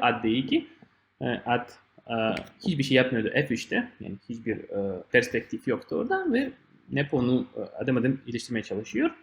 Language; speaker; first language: Turkish; non-native, fluent; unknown